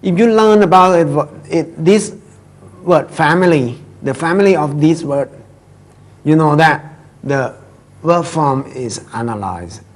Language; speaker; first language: English; non-native, fluent; Thai